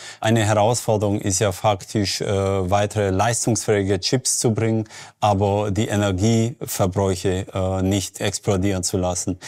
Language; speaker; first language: German; native; German